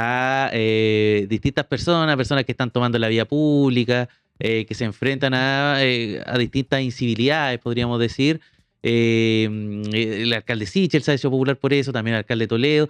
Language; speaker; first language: Spanish; native; Spanish